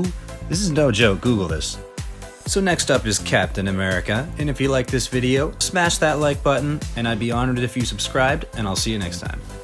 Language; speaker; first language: English; native; English